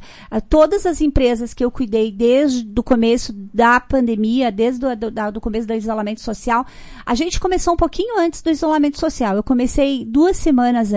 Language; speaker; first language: Portuguese; native; Portuguese